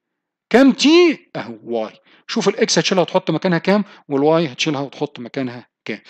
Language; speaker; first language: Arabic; native; Arabic